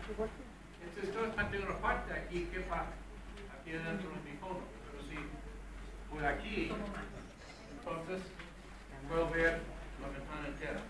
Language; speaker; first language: Spanish; non-native, fluent; English